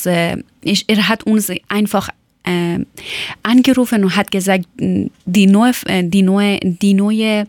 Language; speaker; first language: German; non-native, fluent; Persian